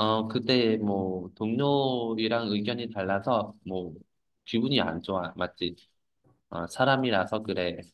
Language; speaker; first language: Korean; non-native, fluent; Vietnamese